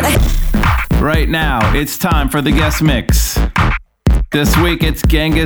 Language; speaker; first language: English; native; English